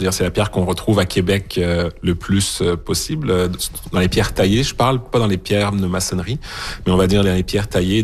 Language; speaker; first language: French; native; French